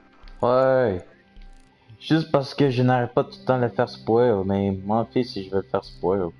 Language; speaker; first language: French; native; French